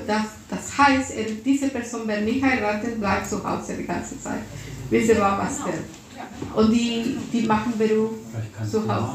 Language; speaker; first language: German; non-native, fluent; Russian